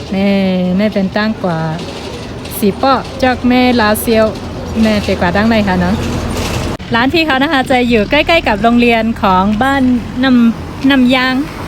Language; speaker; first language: Thai; non-native, local second language; Shan